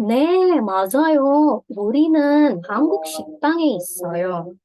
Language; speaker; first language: Korean; non-native, fluent; Indonesian